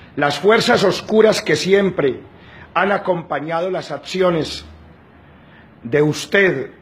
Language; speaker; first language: Spanish; native; Spanish